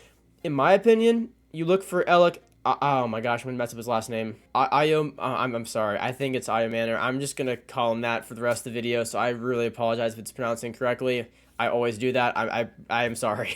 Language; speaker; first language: English; native; English